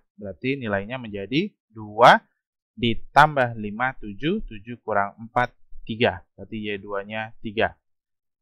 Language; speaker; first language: Indonesian; native; Indonesian